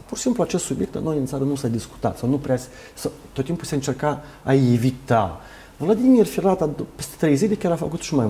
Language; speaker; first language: Romanian; native; Romanian